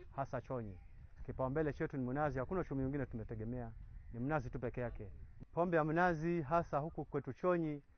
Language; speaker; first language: Swahili; non-native, local second language; Giryama